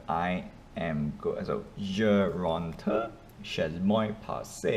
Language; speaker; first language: French; non-native, learner; English